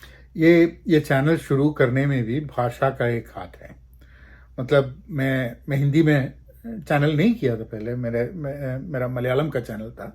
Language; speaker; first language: Hindi; non-native, local second language; Malayalam